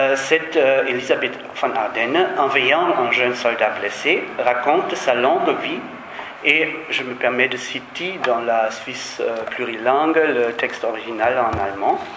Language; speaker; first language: French; non-native, fluent; German